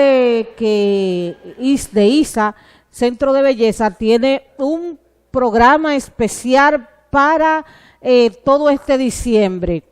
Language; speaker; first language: Spanish; native; Spanish